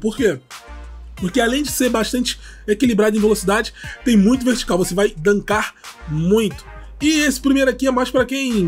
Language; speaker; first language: Portuguese; native; Portuguese